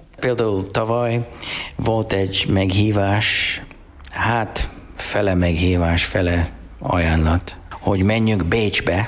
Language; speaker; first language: Hungarian; non-native, learner; English